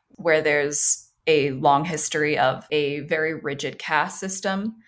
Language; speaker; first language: English; early bilingual, other home language; Chinese